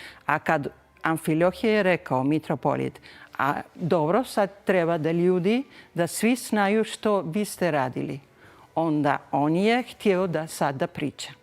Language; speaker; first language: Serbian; early bilingual, heritage; Spanish